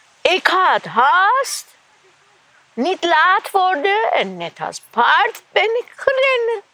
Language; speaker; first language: Dutch; non-native, learner; Persian